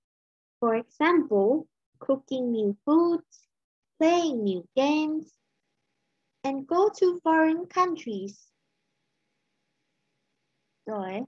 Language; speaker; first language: English; non-native, fluent; Lao